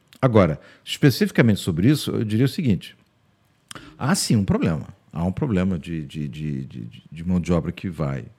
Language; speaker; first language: Portuguese; early bilingual, heritage; Portuguese